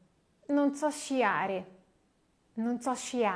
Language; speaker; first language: Italian; non-native, fluent; French